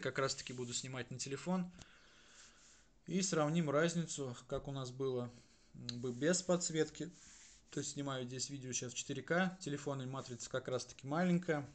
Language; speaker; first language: Russian; native; Russian